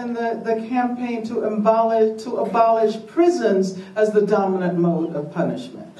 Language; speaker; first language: English; native; English